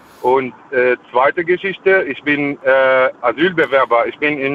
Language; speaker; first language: German; non-native, fluent; Arabic